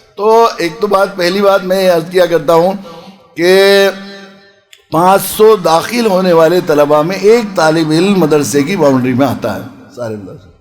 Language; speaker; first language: Urdu; native; Urdu